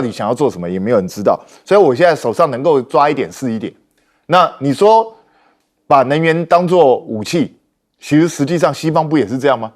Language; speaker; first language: Chinese; native; Chinese